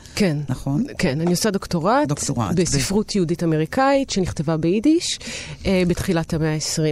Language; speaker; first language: Hebrew; early bilingual, other home language; Italian